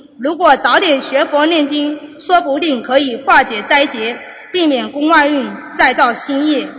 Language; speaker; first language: Chinese; native; Chinese